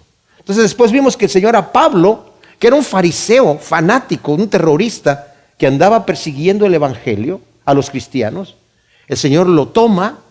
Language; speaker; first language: Spanish; native; Spanish